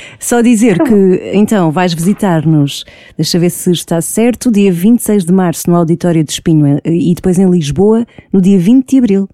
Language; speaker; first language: Portuguese; native; Portuguese